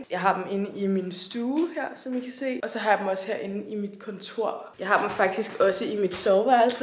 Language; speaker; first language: Danish; native; Danish